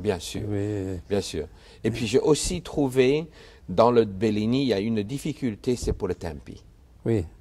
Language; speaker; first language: French; non-native, fluent; Chinese